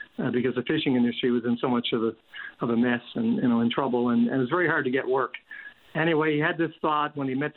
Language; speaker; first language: English; native; English